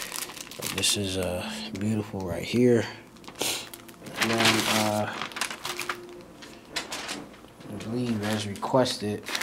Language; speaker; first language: English; native; English